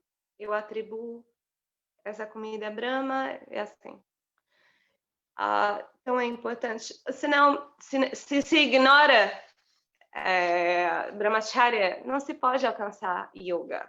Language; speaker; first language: Portuguese; non-native, fluent; Spanish